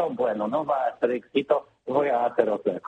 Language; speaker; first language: Spanish; non-native, learner; Polish